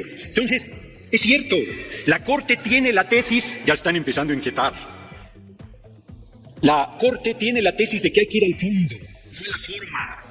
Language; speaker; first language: Spanish; native; Spanish